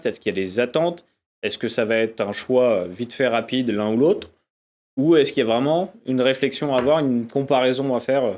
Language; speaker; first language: French; native; French